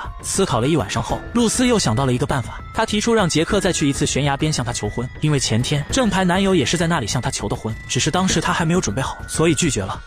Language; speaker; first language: Chinese; native; Chinese